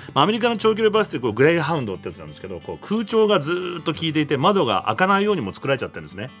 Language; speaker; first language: Japanese; native; Japanese